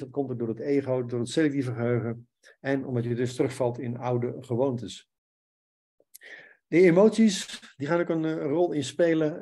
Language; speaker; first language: Dutch; native; Dutch